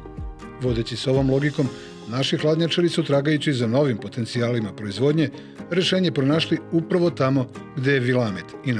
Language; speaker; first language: Serbian; native; Serbian